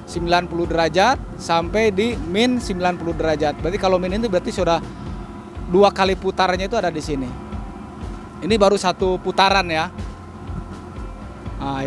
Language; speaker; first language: Indonesian; native; Indonesian